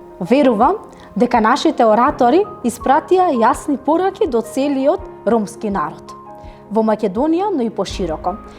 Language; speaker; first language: Macedonian; non-native, local second language; Romany